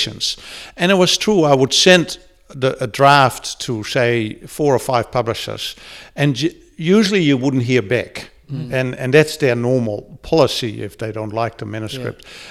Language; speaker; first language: English; non-native, fluent; Dutch